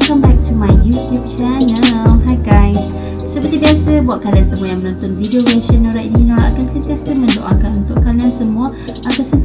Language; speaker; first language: Malay; native; Malay